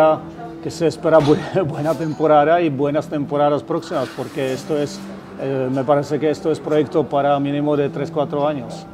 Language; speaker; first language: Spanish; non-native, fluent; Czech